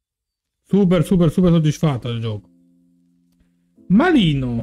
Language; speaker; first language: Italian; native; Italian